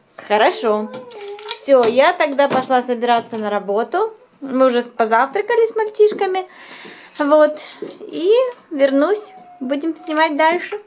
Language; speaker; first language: Russian; native; Russian